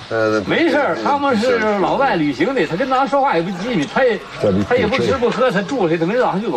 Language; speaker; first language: Chinese; native; Chinese